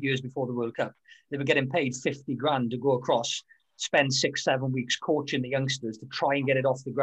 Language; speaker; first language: English; native; English